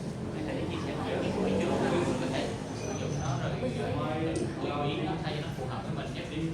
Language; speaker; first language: Vietnamese; native; Vietnamese